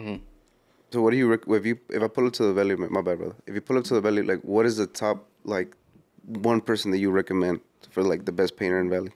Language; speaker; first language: English; early bilingual, other home language; Spanish